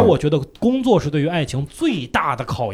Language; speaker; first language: Chinese; native; Chinese